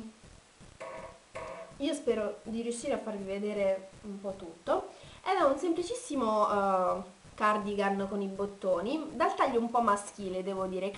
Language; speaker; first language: Italian; native; Italian